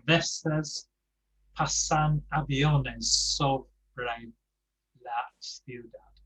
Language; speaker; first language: Spanish; non-native, fluent; English